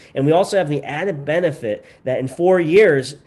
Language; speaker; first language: English; native; English